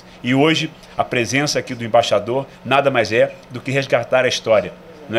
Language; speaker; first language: Portuguese; native; Portuguese